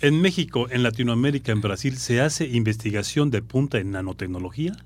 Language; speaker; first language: Spanish; native; Spanish